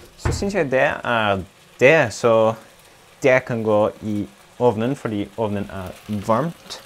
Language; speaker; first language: Norwegian; non-native, learner; Dutch